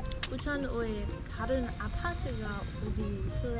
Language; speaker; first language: Korean; non-native, learner; German